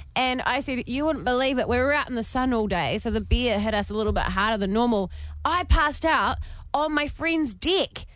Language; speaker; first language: English; native; English